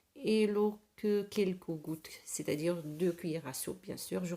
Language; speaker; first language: French; non-native, local second language; Arabic